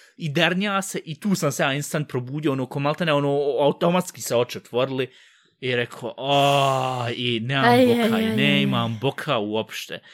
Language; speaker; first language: Bosnian; early bilingual, heritage; Bosnian